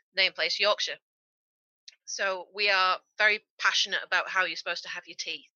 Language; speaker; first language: English; native; English